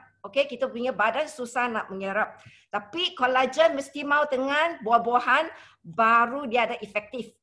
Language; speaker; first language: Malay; non-native, local second language; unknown